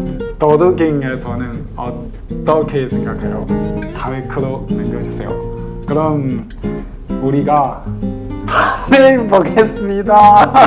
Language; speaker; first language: Korean; non-native, learner; Chinese